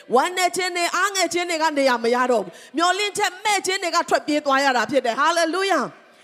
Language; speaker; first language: Burmese; non-native, local second language; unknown